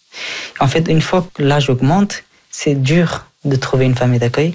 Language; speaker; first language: French; early bilingual, other home language; Persian